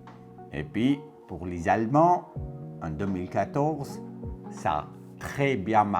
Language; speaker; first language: French; non-native, fluent; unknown